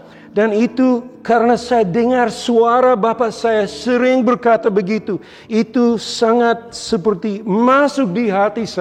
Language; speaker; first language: Indonesian; non-native, local second language; English